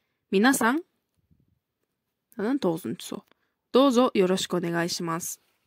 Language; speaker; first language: Japanese; non-native, fluent; Kyrgyz